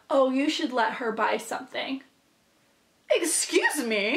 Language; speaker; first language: English; native; English